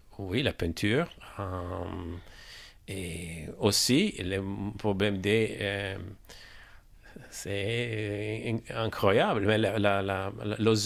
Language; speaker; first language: French; non-native, learner; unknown